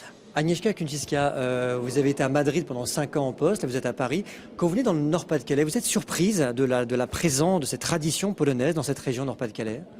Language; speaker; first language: French; native; French